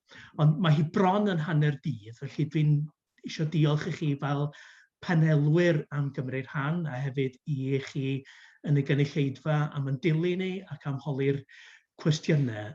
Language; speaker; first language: Welsh; native; Welsh